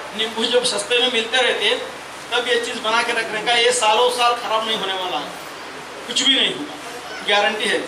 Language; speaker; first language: Hindi; non-native, local second language; Marathi